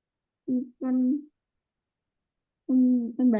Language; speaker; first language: Indonesian; non-native, learner; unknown